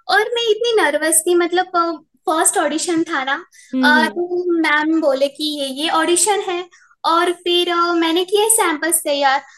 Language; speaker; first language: Hindi; non-native, local second language; Marathi